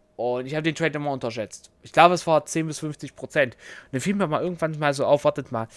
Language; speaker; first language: German; native; German